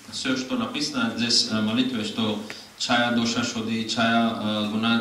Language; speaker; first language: Russian; non-native, learner; Hindi